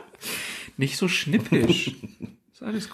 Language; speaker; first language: German; native; German